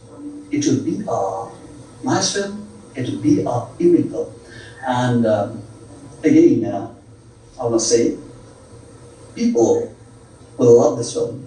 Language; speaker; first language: English; non-native, local second language; Bangla